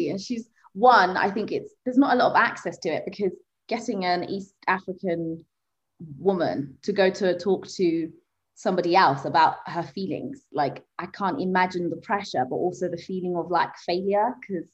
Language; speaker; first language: English; early bilingual, other home language; Swahili